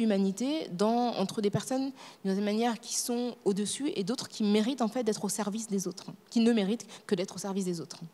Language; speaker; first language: French; native; French